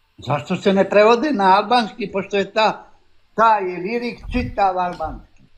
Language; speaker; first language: Bosnian; native; Bosnian